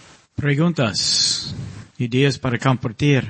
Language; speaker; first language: Spanish; non-native, learner; English